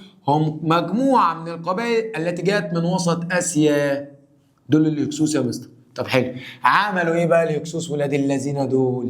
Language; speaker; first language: Arabic; native; Arabic